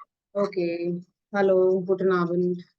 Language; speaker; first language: German; non-native, fluent; Hindi